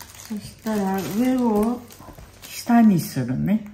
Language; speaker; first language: Japanese; early bilingual, heritage; Japanese